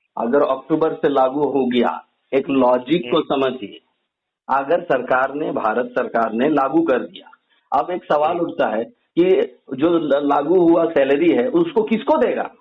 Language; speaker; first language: Hindi; native; Hindi